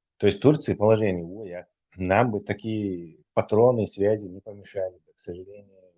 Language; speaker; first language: Russian; non-native, local second language; Chechen